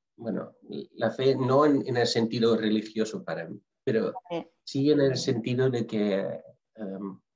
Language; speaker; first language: Spanish; non-native, fluent; Dutch